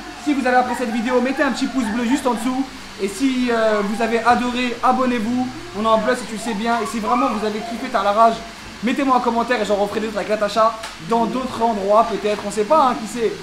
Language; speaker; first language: French; native; French